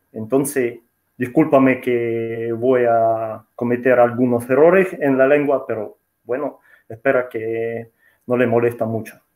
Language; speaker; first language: Spanish; non-native, fluent; Russian